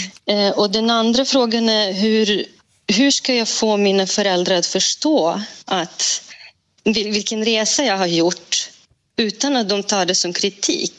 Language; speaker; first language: Swedish; non-native, fluent; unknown